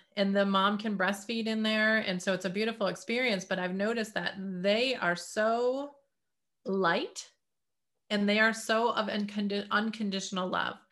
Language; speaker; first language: English; native; English